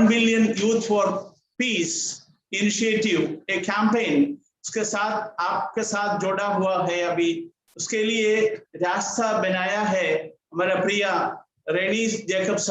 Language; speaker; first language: Hindi; non-native, local second language; Malayalam